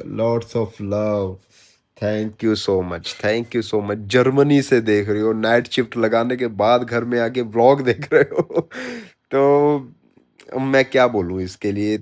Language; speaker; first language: Hindi; native; Hindi